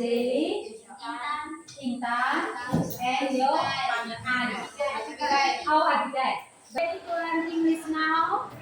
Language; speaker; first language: English; non-native, learner; Indonesian